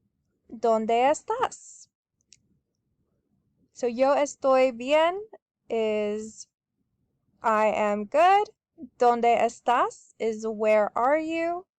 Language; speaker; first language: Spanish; non-native, fluent; English